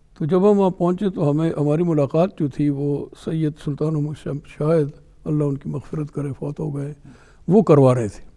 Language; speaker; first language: Urdu; non-native, local second language; Pashto